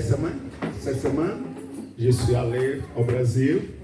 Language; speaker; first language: French; non-native, learner; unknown